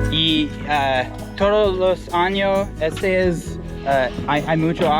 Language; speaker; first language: Spanish; non-native, learner; English